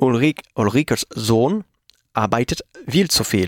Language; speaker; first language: German; non-native, fluent; Spanish